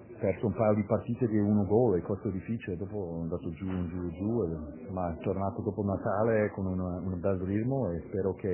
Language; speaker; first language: Italian; non-native, learner; English